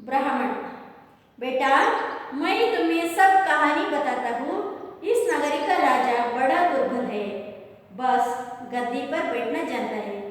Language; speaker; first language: Hindi; non-native, local second language; Kannada